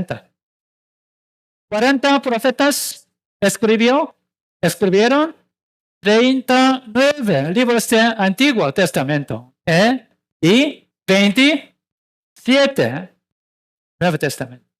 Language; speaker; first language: Spanish; non-native, learner; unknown